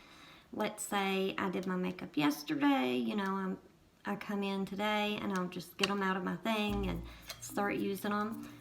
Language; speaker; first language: English; native; English